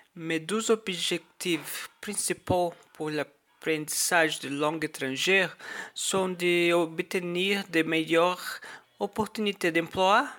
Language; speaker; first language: French; non-native, learner; Portuguese